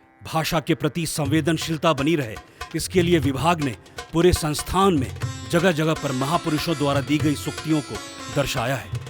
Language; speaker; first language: Hindi; native; Hindi